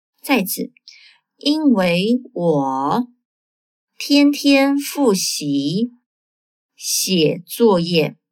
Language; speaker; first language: Chinese; non-native, fluent; Portuguese